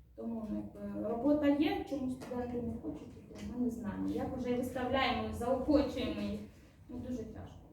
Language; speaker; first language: Ukrainian; native; Ukrainian